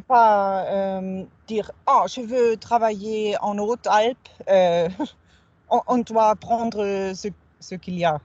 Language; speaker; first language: French; non-native, fluent; German